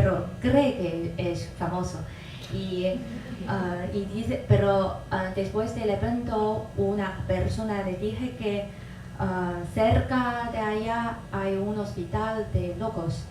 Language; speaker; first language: Spanish; non-native, fluent; Chinese